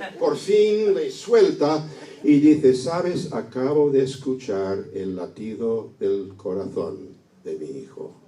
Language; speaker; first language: Spanish; non-native, fluent; English